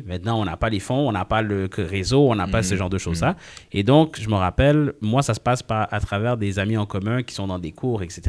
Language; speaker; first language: French; native; French